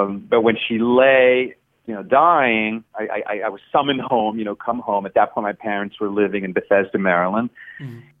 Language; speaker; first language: English; early bilingual, other home language; Spanish